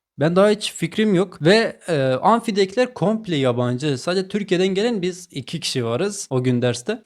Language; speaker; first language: Turkish; native; Turkish